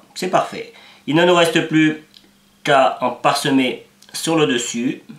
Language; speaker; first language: French; native; French